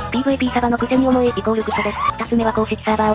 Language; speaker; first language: Japanese; native; Japanese